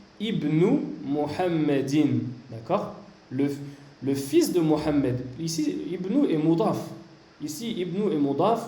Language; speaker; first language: French; native; French